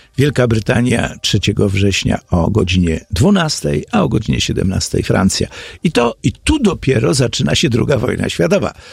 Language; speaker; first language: Polish; native; Polish